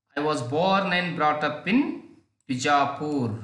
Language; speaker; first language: English; non-native, local second language; Kannada